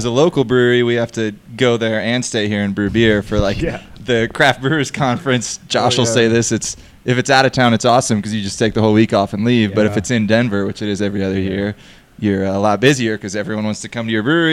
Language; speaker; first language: English; native; English